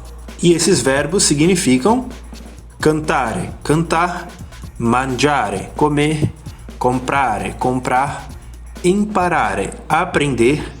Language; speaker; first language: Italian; non-native, fluent; Portuguese